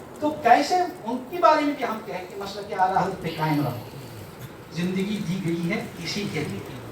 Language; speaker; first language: Urdu; non-native, fluent; English